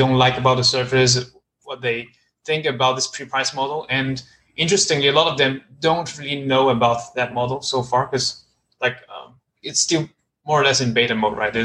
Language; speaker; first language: English; non-native, local second language; Cantonese